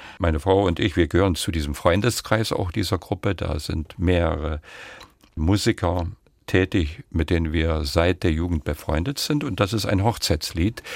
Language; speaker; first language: German; non-native, local second language; Upper Sorbian